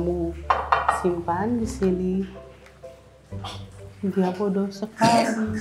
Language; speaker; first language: Indonesian; native; Indonesian